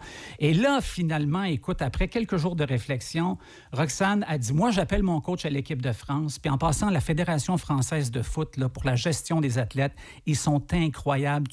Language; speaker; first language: French; native; French